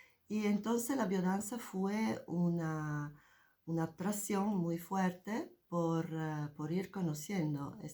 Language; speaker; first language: Spanish; non-native, fluent; Italian